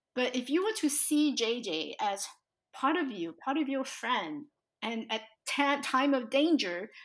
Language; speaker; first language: English; early bilingual, other home language; Chinese